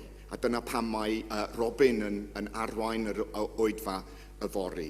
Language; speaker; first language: Welsh; non-native, fluent; English